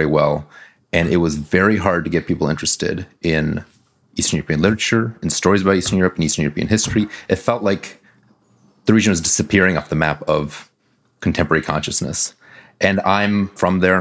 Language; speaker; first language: English; native; English